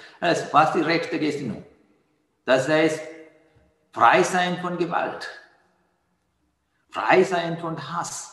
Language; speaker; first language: German; non-native, fluent; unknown